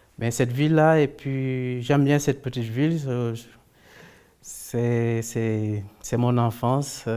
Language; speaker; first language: French; non-native, local second language; Wolof